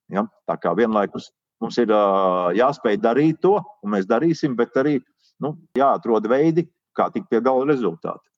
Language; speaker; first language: Latvian; native; Latvian